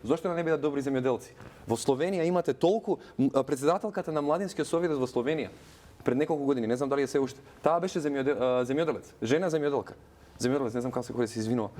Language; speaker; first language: Macedonian; non-native, local second language; Albanian